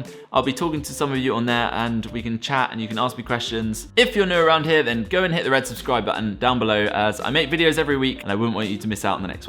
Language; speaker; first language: English; native; English